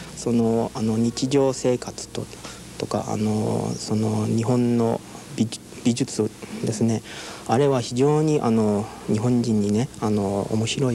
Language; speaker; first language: Japanese; early bilingual, heritage; English